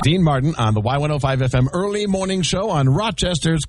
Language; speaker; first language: English; native; English